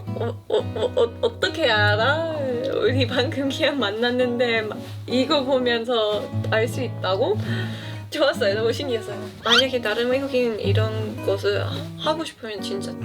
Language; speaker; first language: Korean; non-native, fluent; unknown